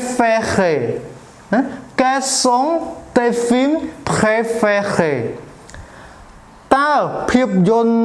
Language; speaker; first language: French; non-native, fluent; Khmer